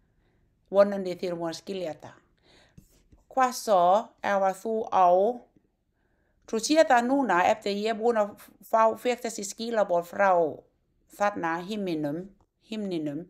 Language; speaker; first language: Icelandic; non-native, learner; Thai